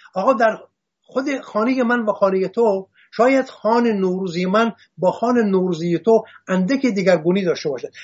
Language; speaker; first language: Persian; non-native, local second language; Assyrian Neo-Aramaic